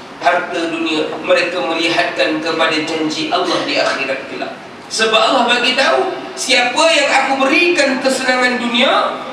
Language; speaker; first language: Malay; native; Malay